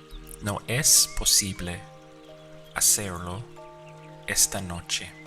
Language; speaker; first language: Spanish; non-native, fluent; English